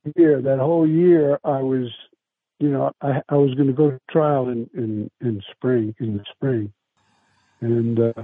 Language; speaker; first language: English; early bilingual, other home language; Italian